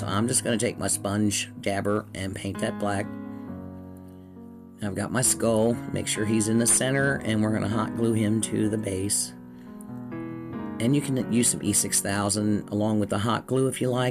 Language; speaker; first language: English; native; English